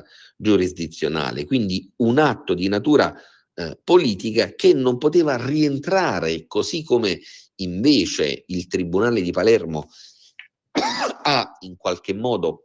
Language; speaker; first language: Italian; native; Italian